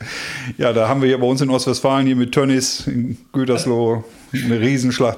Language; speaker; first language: German; native; German